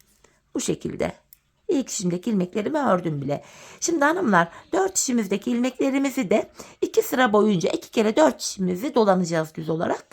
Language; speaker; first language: Turkish; native; Turkish